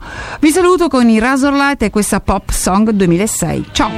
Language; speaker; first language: Italian; native; Italian